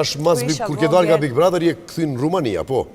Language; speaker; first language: Albanian; native; Albanian